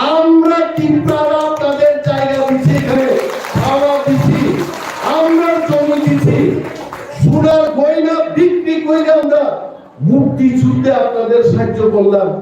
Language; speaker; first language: Bangla; non-native, local second language; Kok Borok